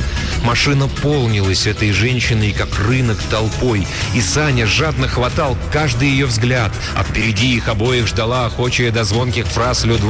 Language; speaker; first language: Russian; native; Russian